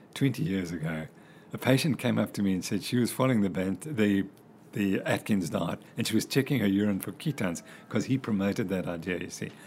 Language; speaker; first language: English; native; English